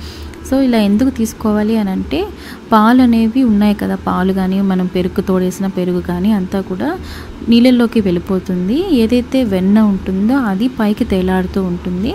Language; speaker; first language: Telugu; native; Telugu